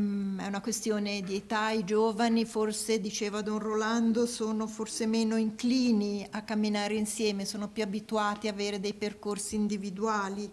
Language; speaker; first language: Italian; native; Italian